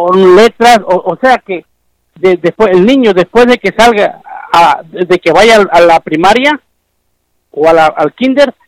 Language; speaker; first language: Spanish; non-native, local second language; Mixtepec Mixtec